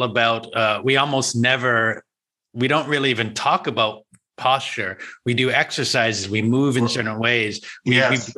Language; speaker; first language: English; native; English